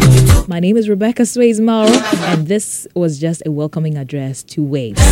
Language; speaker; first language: English; native; English